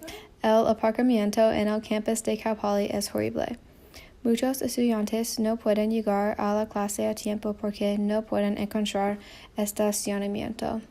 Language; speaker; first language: Spanish; non-native, learner; English